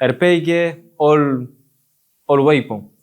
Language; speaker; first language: English; non-native, learner; French